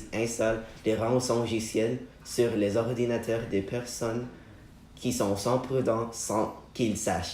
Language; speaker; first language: French; non-native, learner; English